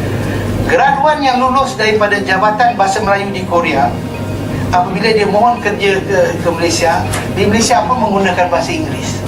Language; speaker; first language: Malay; native; Malay